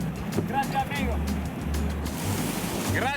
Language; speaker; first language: Spanish; non-native, learner; French